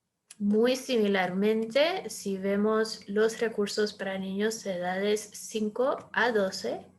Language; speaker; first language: Spanish; early bilingual, heritage; Spanish